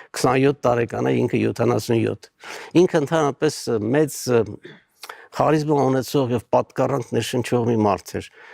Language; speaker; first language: Armenian; native; Armenian